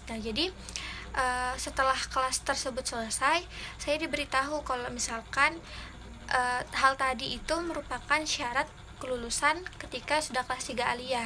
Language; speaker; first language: Indonesian; native; Indonesian